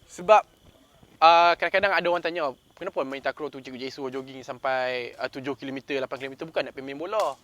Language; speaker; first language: Malay; native; Malay